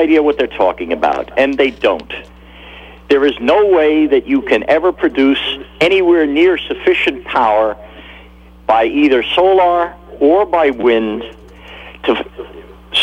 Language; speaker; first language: English; native; English